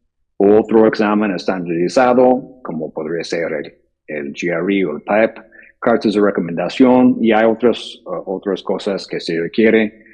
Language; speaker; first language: Spanish; non-native, fluent; English